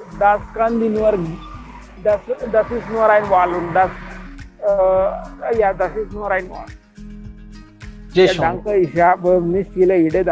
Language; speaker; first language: German; non-native, learner; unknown